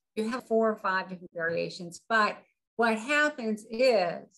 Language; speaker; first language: English; native; English